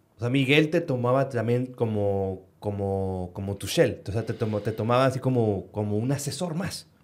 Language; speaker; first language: Spanish; native; Spanish